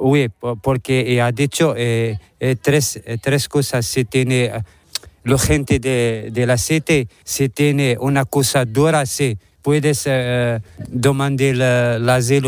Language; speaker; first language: Spanish; non-native, learner; Arabic